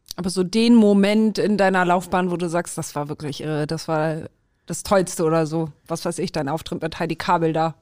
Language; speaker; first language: German; native; German